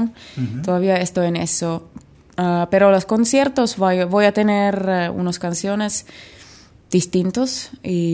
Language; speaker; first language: Spanish; non-native, learner; Finnish